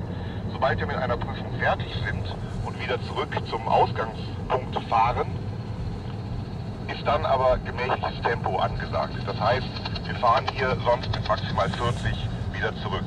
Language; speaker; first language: German; native; German